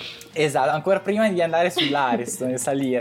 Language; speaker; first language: Italian; native; Italian